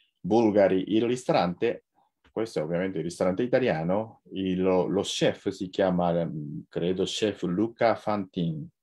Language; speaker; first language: Italian; non-native, fluent; Japanese